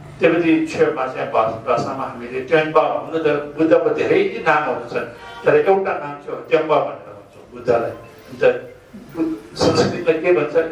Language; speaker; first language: Nepali; non-native, local second language; Sherpa